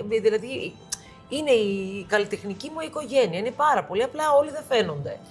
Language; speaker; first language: Greek; early bilingual, heritage; Greek